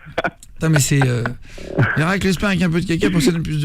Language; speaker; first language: French; native; French